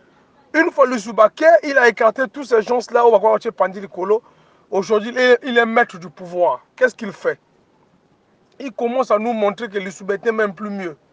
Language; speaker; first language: French; non-native, local second language; Lingala